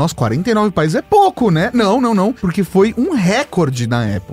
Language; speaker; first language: Portuguese; native; Portuguese